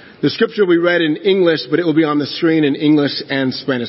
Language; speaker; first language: English; native; English